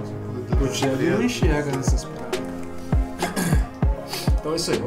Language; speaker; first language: Portuguese; native; Portuguese